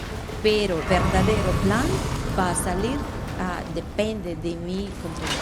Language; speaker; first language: Spanish; non-native, fluent; Russian